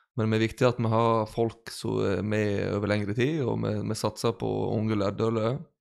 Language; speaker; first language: Norwegian; native; Norwegian